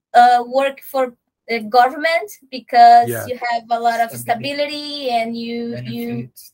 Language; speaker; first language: English; non-native, learner; Portuguese